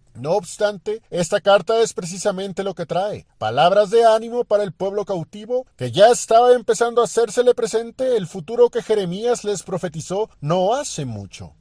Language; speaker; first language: Spanish; native; Spanish